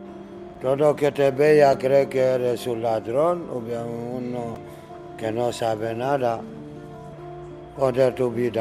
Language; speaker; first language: Spanish; non-native, learner; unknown